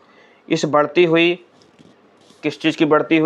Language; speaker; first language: Hindi; native; Hindi